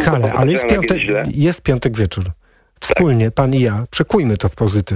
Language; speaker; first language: Polish; native; Polish